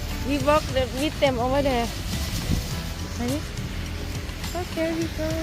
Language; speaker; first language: English; non-native, learner; Thai